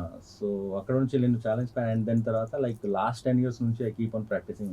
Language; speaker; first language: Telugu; non-native, local second language; Hindi